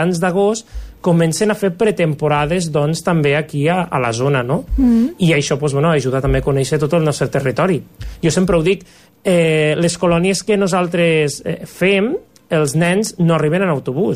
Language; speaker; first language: Catalan; native; Catalan